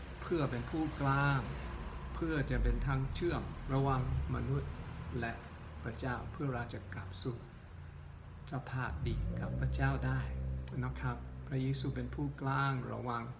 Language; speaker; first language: Thai; non-native, local second language; Northeastern Thai